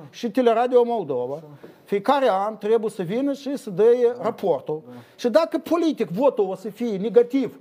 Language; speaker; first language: Romanian; native; Romanian